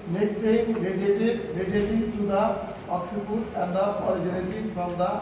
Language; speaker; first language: English; non-native, local second language; Bangla